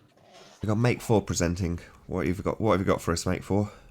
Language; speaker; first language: English; native; English